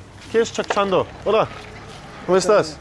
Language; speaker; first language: Spanish; non-native, learner; English